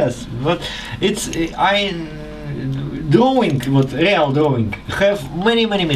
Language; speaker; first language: English; non-native, learner; Russian